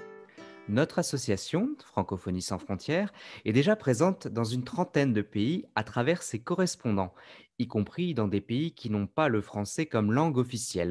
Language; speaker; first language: French; native; French